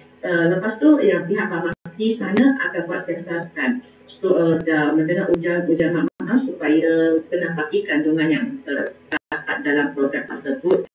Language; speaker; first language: Malay; non-native, local second language; Chinese